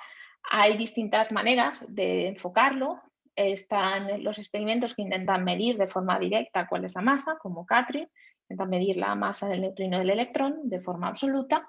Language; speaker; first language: Spanish; native; Spanish